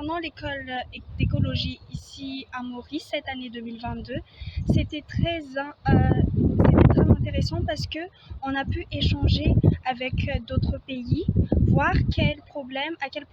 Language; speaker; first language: French; non-native, local second language; Malagasy